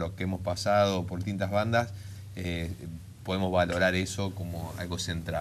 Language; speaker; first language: Spanish; native; Spanish